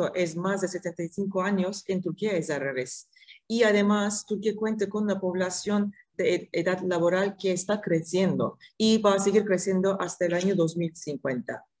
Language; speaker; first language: Spanish; non-native, fluent; Turkish